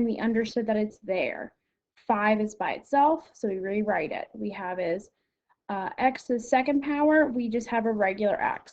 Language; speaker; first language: English; native; English